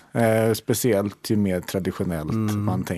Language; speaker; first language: Swedish; native; Swedish